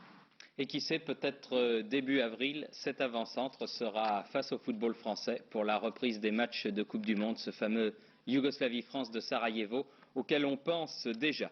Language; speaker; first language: French; native; French